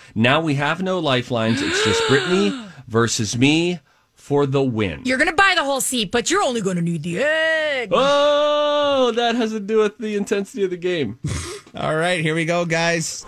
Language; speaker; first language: English; native; English